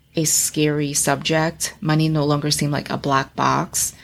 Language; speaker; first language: English; early bilingual, other home language; Chinese